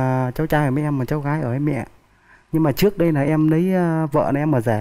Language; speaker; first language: Vietnamese; native; Vietnamese